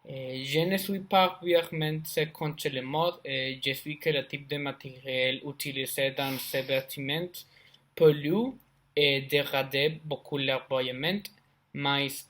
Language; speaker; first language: French; non-native, learner; Spanish